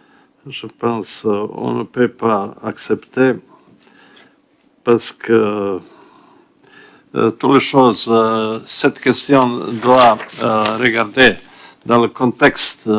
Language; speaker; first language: French; non-native, learner; Bosnian